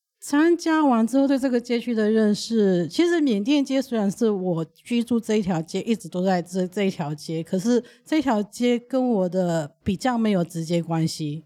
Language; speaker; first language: Chinese; early bilingual, other home language; Burmese